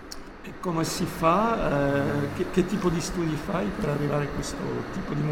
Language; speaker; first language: Italian; non-native, fluent; French